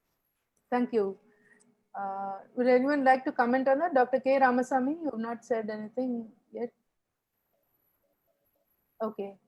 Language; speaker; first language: English; non-native, local second language; Tamil